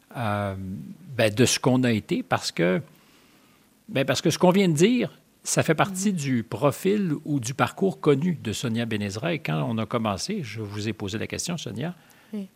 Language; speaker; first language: French; native; French